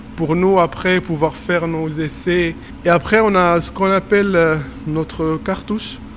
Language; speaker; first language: French; non-native, local second language; Arabic